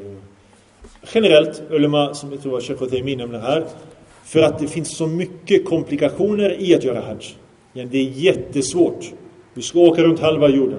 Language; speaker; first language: Swedish; early bilingual, other home language; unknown